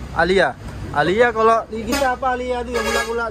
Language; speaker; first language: Indonesian; non-native, local second language; Achinese